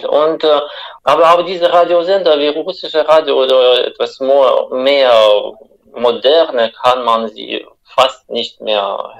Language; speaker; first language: German; non-native, fluent; Russian